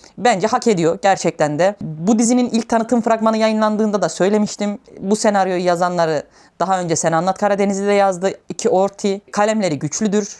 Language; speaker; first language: Turkish; native; Turkish